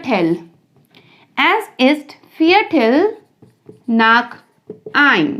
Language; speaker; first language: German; non-native, fluent; Hindi